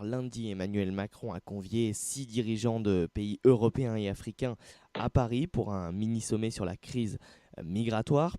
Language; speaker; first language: French; native; French